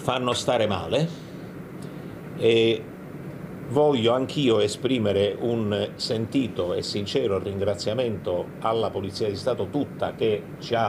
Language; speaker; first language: Italian; native; Italian